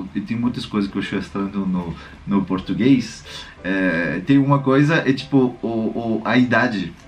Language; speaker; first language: Portuguese; non-native, fluent; French